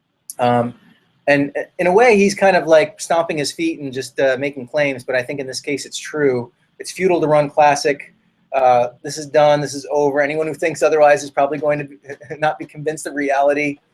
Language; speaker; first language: English; native; English